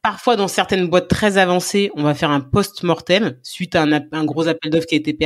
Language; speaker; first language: French; native; French